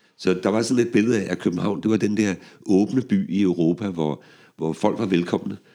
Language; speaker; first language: Danish; native; Danish